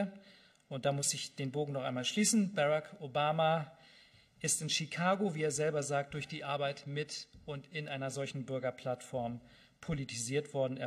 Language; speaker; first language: German; native; German